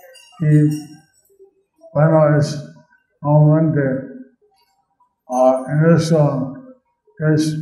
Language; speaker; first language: Spanish; non-native, learner; English